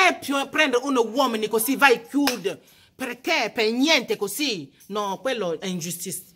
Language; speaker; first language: Italian; non-native, learner; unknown